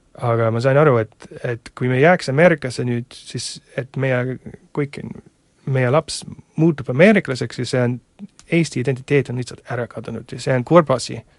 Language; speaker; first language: Estonian; non-native, fluent; English